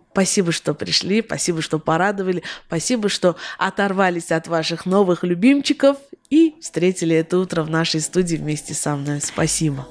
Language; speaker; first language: Russian; non-native, local second language; Armenian